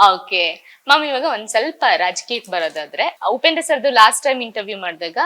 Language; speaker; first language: Kannada; native; Kannada